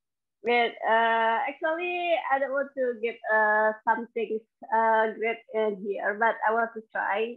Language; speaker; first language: English; non-native, learner; Indonesian